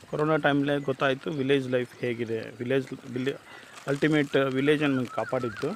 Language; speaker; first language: Kannada; non-native, local second language; Urdu